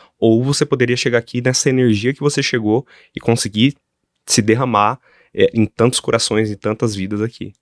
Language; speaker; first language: Portuguese; native; Portuguese